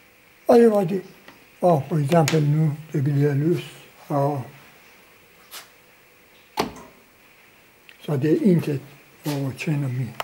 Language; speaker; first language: Danish; non-native, local second language; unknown